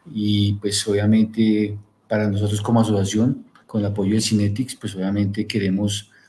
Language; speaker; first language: Spanish; native; Spanish